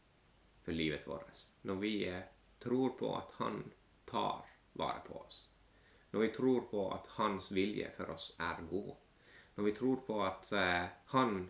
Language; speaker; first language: Norwegian; non-native, fluent; Finnish